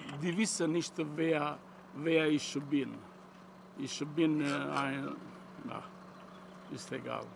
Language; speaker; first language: German; non-native, learner; Italian